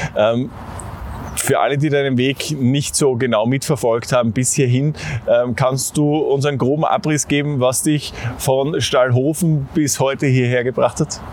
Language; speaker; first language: German; native; German